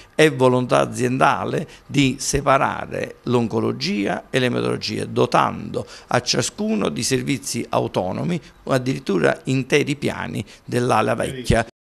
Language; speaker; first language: Italian; native; Italian